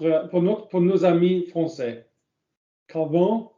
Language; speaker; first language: French; non-native, learner; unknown